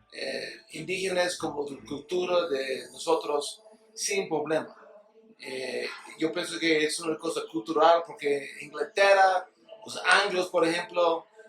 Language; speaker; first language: Spanish; non-native, learner; English